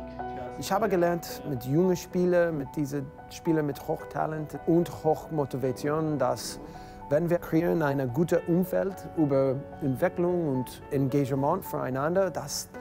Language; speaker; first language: German; non-native, learner; English